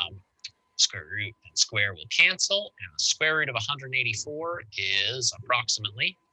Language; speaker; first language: English; native; English